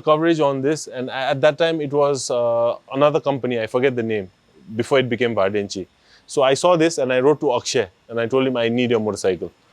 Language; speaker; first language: English; non-native, local second language; Nepali